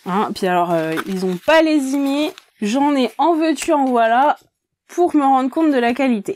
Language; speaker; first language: French; native; French